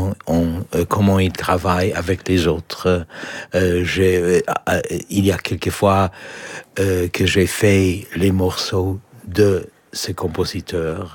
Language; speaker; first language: French; non-native, fluent; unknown